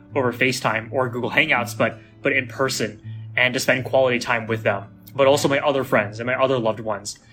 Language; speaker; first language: English; native; English